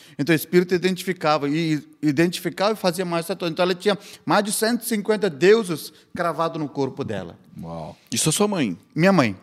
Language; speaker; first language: Portuguese; non-native, fluent; Hindi